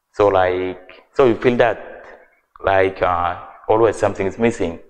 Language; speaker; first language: English; non-native, learner; Arabic